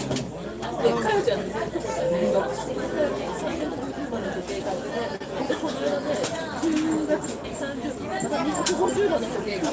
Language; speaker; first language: Japanese; native; Japanese